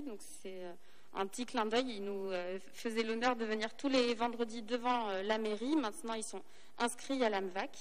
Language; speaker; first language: French; native; French